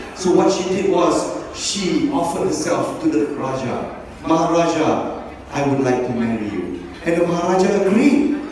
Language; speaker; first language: English; non-native, local second language; Malay